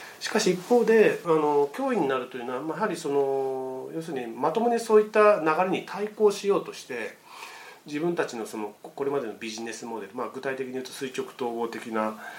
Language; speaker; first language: Japanese; native; Japanese